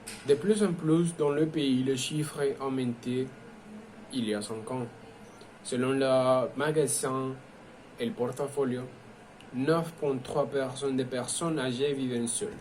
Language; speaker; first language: French; non-native, learner; Spanish